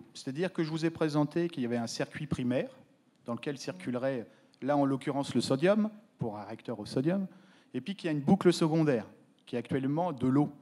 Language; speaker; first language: French; native; French